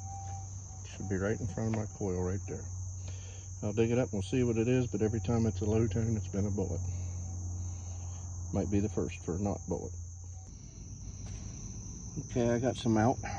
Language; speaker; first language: English; native; English